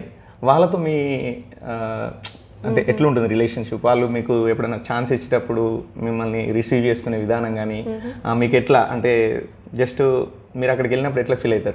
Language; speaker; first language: Telugu; native; Telugu